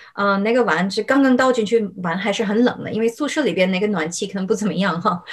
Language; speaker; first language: Chinese; non-native, fluent; English